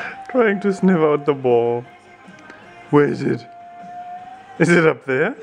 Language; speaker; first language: English; non-native, fluent; German